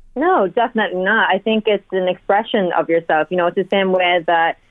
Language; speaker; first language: English; native; English